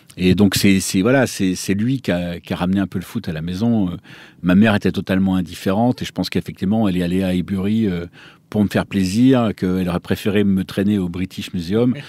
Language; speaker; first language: French; native; French